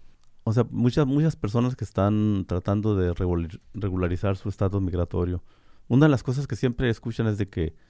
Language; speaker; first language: Spanish; native; Spanish